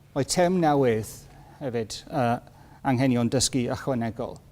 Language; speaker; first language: Welsh; non-native, learner; English